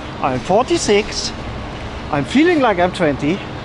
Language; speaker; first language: English; non-native, learner; German